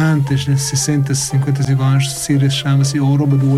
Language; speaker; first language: Portuguese; non-native, learner; Arabic